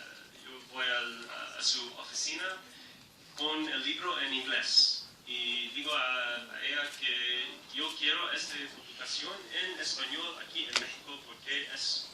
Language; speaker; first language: Spanish; non-native, learner; English